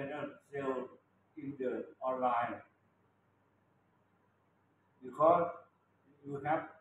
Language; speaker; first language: English; non-native, learner; Thai